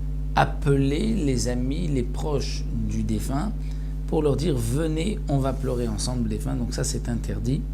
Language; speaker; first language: French; native; French